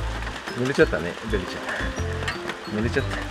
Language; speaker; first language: Japanese; native; Japanese